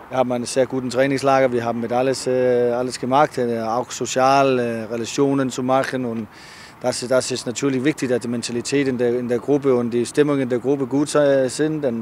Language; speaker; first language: German; non-native, fluent; Danish